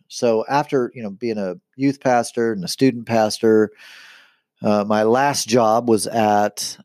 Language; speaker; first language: English; native; English